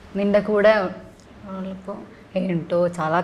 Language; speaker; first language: Telugu; non-native, learner; Malayalam